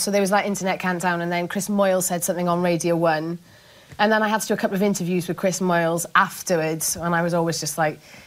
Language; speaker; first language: English; native; English